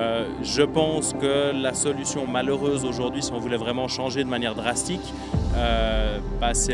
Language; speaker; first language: French; native; French